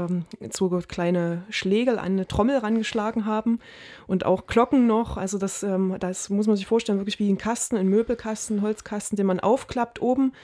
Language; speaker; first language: German; native; German